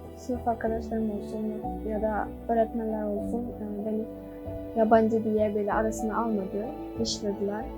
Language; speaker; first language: Turkish; non-native, learner; Chinese